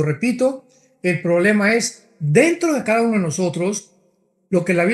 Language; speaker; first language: Spanish; native; Spanish